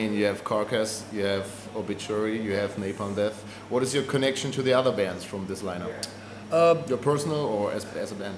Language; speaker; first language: English; non-native, fluent; German